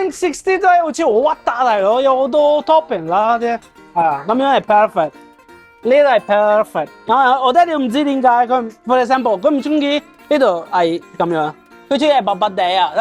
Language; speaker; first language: Cantonese; non-native, learner; Italian